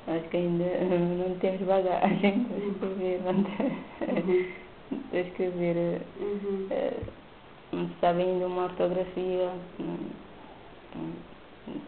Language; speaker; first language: Portuguese; non-native, local second language; Kabuverdianu